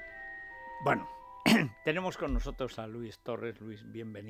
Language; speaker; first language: Spanish; native; Spanish